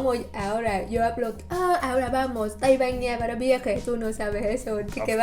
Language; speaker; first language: Spanish; non-native, learner; Vietnamese